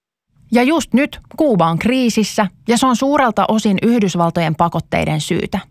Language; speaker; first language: Finnish; native; Finnish